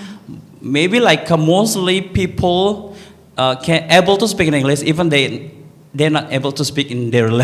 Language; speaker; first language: English; non-native, learner; Indonesian